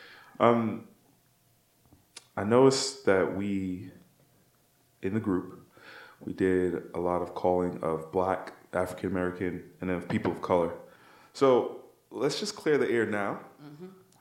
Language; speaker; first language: English; native; English